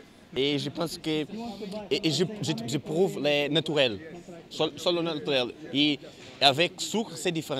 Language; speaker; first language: French; non-native, learner; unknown